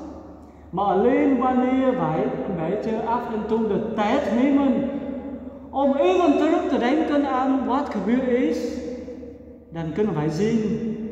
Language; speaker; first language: Dutch; non-native, fluent; Vietnamese